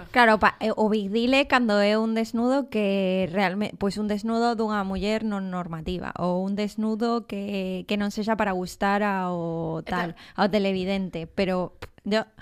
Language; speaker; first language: Galician; non-native, fluent; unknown